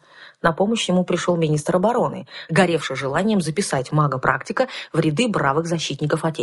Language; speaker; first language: Russian; native; Russian